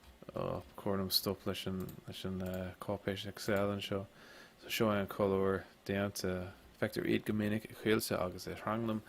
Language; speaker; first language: Irish; non-native, local second language; English